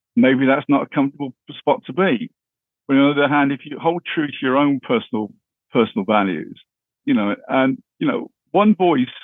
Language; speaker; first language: English; native; English